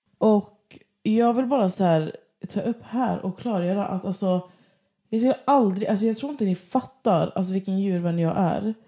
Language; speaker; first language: Swedish; native; Swedish